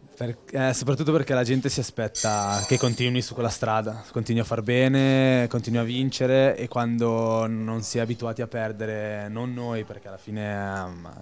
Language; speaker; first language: Italian; native; Italian